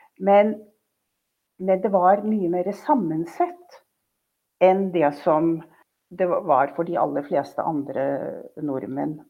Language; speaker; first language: Norwegian; native; Norwegian